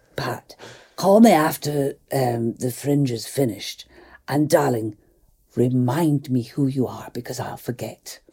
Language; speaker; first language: English; native; English